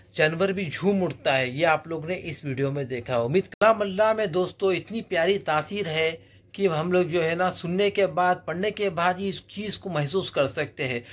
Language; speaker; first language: Urdu; native; Urdu